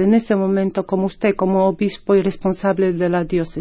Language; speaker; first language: Spanish; non-native, fluent; Polish